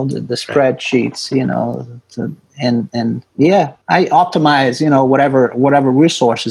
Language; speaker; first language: English; non-native, fluent; Portuguese